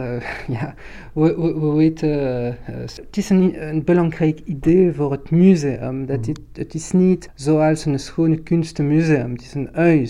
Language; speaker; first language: Dutch; non-native, local second language; French